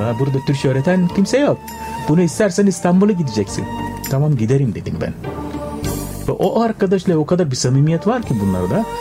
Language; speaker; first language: Turkish; non-native, fluent; Arabic